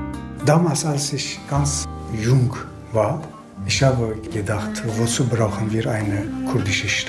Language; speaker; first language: German; non-native, fluent; Kurdish